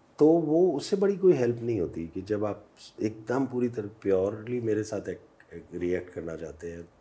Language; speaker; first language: Hindi; native; Hindi